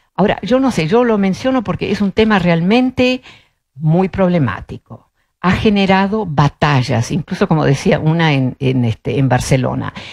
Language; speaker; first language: Spanish; early bilingual, other home language; Dutch